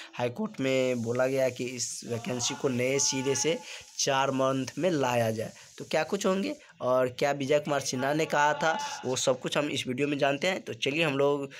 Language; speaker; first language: Hindi; native; Hindi